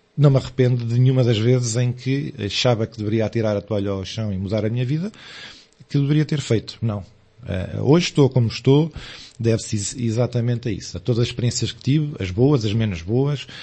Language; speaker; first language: Portuguese; native; Portuguese